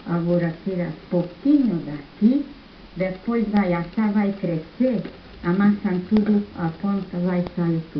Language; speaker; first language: Portuguese; non-native, learner; German